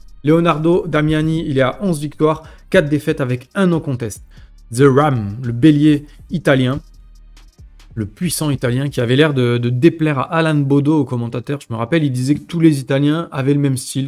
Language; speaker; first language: French; native; French